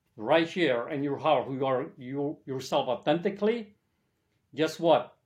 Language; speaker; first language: English; early bilingual, other home language; Polish